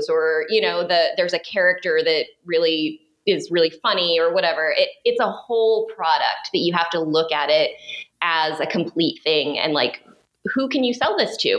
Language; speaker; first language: English; native; English